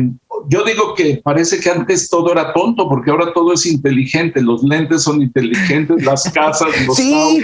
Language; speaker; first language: Spanish; native; Spanish